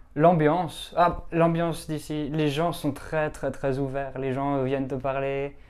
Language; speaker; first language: French; native; French